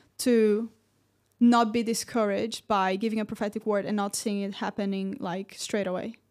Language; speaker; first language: English; non-native, fluent; Portuguese